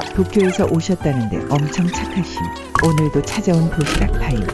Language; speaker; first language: Korean; native; Korean